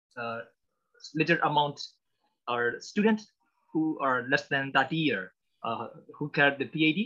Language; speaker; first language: English; non-native, learner; Burmese